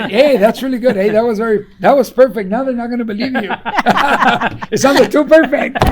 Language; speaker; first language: English; native; English